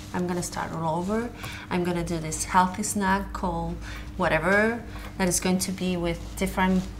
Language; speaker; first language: English; native; English